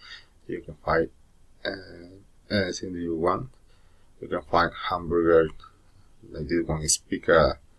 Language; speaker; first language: English; non-native, learner; Spanish